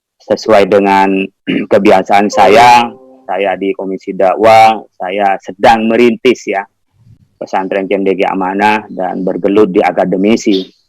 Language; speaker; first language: Indonesian; non-native, local second language; Madurese